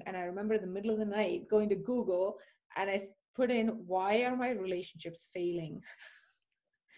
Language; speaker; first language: English; non-native, local second language; Tamil